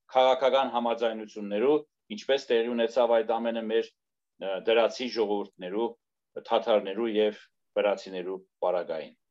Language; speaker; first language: Armenian; native; Armenian